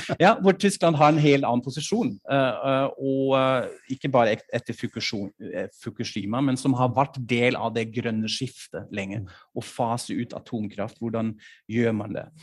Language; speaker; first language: Norwegian; non-native, fluent; German